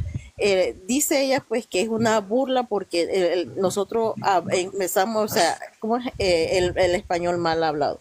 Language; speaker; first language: Spanish; non-native, local second language; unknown